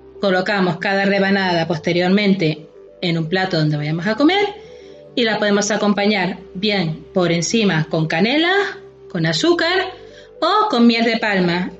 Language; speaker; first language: Spanish; native; Spanish